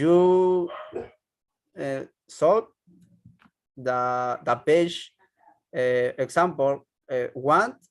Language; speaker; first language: English; non-native, learner; Spanish